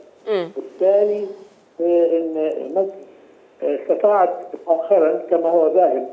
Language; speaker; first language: Arabic; native; Arabic